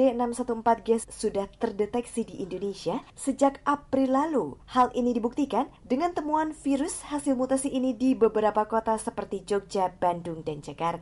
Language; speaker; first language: Indonesian; native; Indonesian